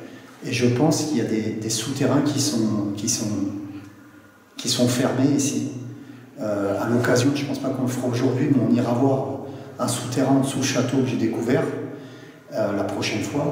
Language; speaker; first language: French; native; French